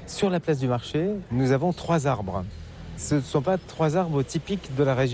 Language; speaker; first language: French; native; French